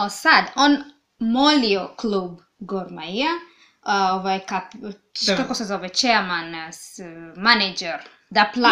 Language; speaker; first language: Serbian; non-native, learner; English